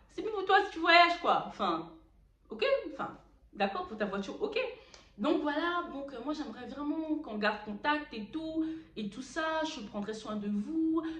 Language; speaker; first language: French; early bilingual, other home language; Lingala